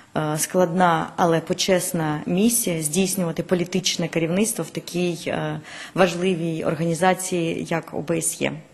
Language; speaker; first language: Ukrainian; native; Ukrainian